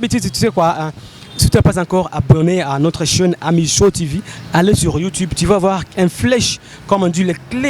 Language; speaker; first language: French; non-native, local second language; Rundi